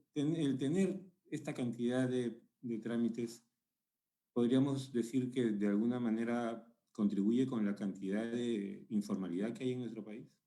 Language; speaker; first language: Spanish; native; Spanish